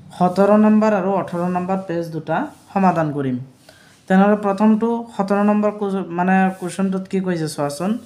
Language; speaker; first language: Assamese; non-native, local second language; Bangla